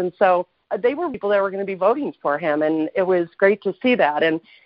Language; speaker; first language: English; native; English